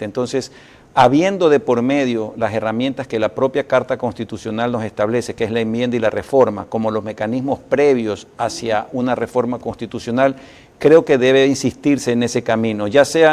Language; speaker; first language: Spanish; native; Spanish